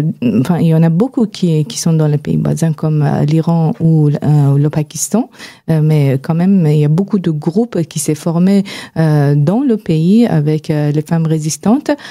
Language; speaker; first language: French; non-native, fluent; Persian